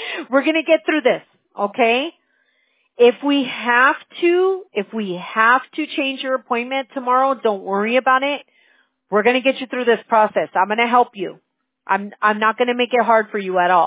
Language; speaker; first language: English; early bilingual, other home language; Spanish